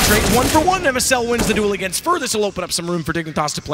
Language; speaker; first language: English; native; English